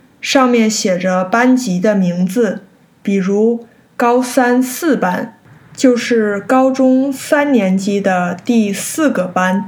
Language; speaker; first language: Chinese; early bilingual, heritage; Chinese